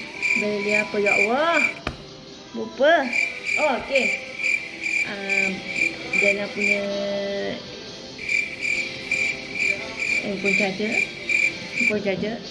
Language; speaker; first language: Malay; native; Malay